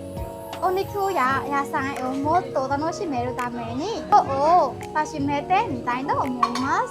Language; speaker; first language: Japanese; non-native, learner; Burmese